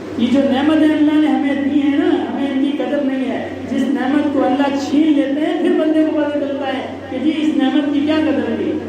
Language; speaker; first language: Urdu; non-native, local second language; Punjabi